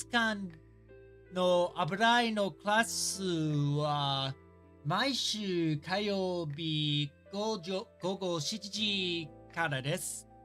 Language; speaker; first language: Japanese; non-native, learner; English